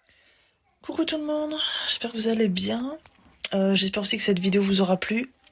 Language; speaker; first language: French; native; French